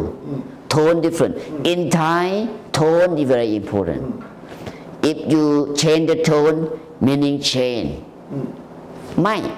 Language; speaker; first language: English; non-native, learner; Thai